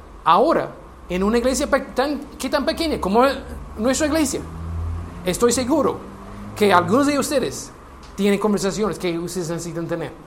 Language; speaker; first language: Spanish; non-native, learner; English